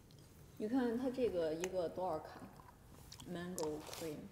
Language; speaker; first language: Chinese; native; Chinese